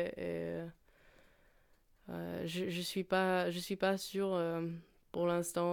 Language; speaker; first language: French; non-native, fluent; Polish